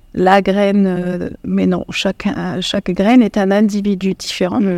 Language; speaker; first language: French; non-native, local second language; Arabic